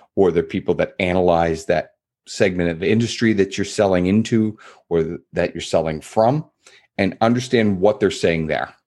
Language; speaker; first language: English; native; English